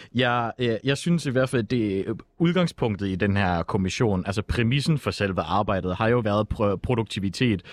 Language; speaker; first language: Danish; native; Danish